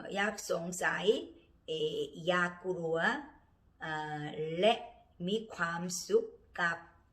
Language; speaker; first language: Thai; non-native, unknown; Korean